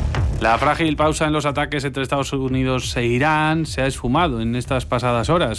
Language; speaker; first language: Spanish; native; Spanish